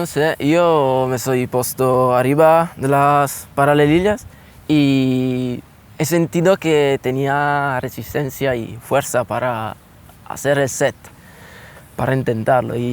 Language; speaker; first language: Spanish; non-native, learner; Italian